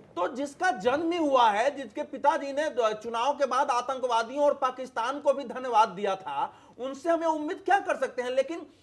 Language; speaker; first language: Hindi; native; Hindi